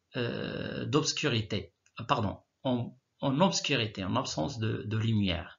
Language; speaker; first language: French; non-native, local second language; Arabic